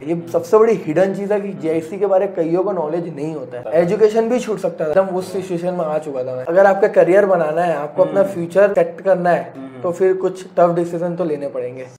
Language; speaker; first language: Hindi; non-native, local second language; Gujarati